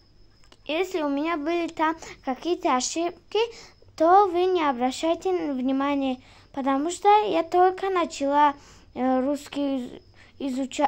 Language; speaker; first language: Russian; non-native, learner; Tajik